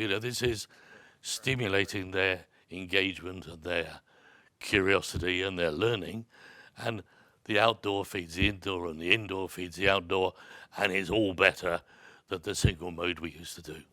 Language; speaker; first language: English; native; English